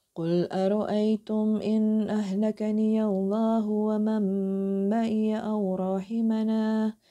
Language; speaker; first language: Arabic; non-native, learner; Indonesian